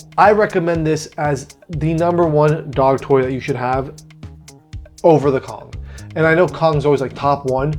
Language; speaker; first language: English; native; English